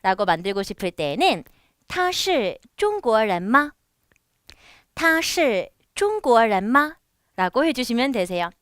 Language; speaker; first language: Korean; native; Korean